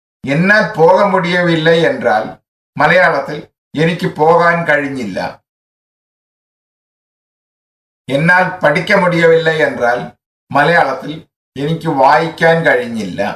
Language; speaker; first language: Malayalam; non-native, fluent; Tamil